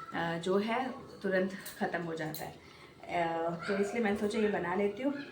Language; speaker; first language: Hindi; non-native, local second language; Bangla